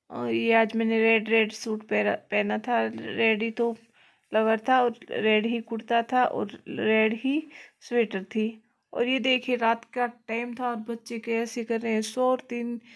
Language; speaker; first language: Hindi; native; Hindi